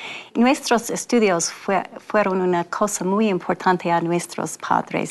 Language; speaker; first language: Spanish; non-native, fluent; English